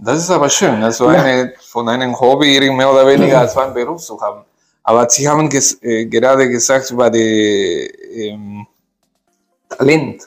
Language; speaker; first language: German; non-native, fluent; Spanish